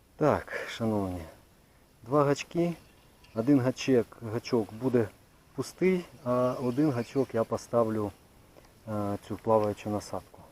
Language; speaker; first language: Ukrainian; native; Ukrainian